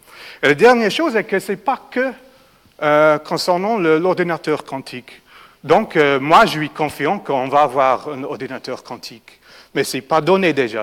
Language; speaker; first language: French; non-native, fluent; English